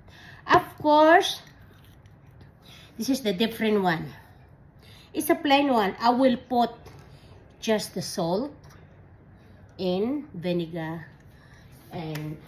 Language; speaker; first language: English; non-native, learner; Filipino